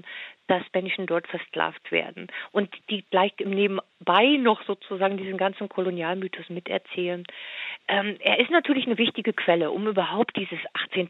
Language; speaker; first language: German; native; German